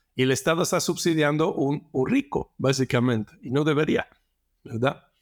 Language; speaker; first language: Spanish; non-native, fluent; Italian